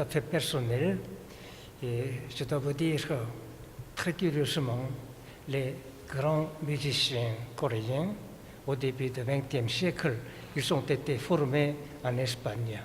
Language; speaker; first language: French; non-native, fluent; Korean